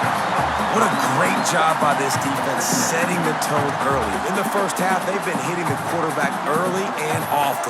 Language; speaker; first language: English; native; English